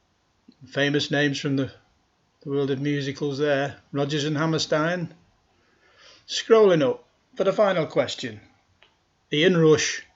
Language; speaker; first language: English; native; English